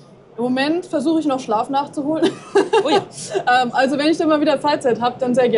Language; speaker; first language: German; native; German